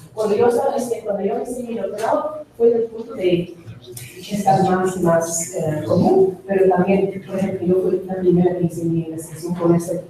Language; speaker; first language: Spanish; non-native, fluent; English